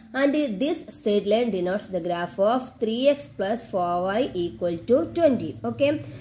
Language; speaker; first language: English; non-native, local second language; Malayalam